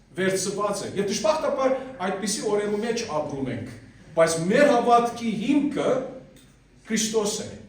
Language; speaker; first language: Armenian; early bilingual, heritage; Armenian